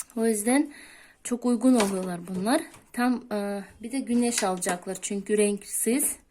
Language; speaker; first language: Turkish; non-native, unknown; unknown